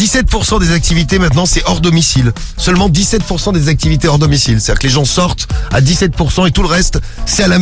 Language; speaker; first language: French; native; French